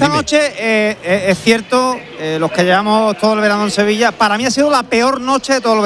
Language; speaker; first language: Spanish; native; Spanish